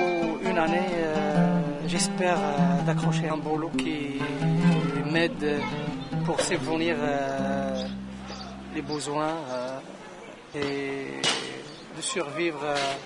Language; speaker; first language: French; non-native, local second language; Arabic